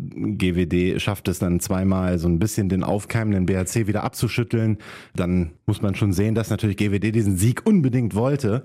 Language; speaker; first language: German; native; German